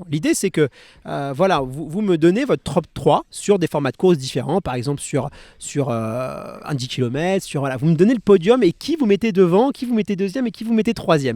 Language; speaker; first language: French; native; French